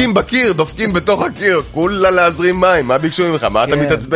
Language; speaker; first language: Hebrew; native; Hebrew